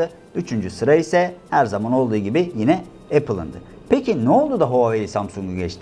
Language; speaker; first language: Turkish; native; Turkish